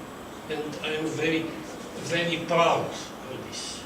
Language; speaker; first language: English; non-native, fluent; Bulgarian